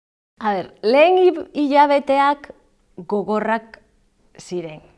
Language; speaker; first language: Basque; non-native, learner; Galician